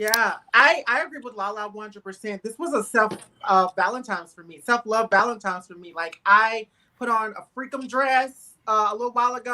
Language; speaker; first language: English; native; English